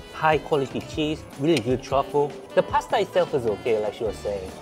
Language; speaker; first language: English; non-native, fluent; Korean